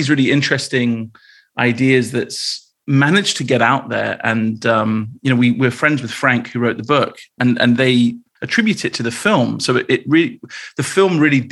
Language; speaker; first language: English; native; English